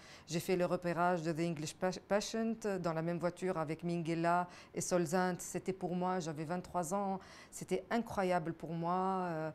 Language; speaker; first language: French; non-native, local second language; Arabic